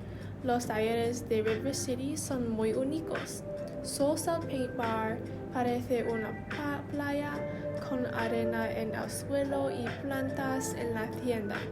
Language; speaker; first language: Spanish; non-native, learner; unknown